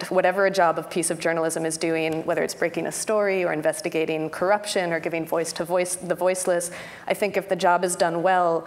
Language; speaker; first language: English; native; English